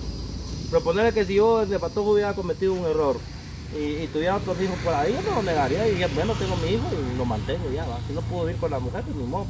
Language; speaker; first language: Spanish; native; Spanish